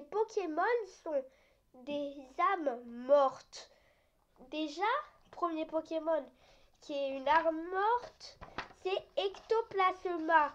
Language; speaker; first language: French; native; French